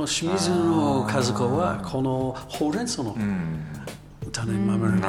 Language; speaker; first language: Japanese; non-native, learner; English